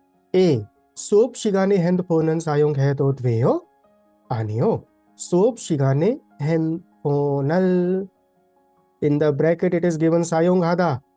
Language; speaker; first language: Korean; non-native, fluent; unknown